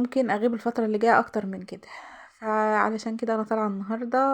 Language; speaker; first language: Arabic; native; Arabic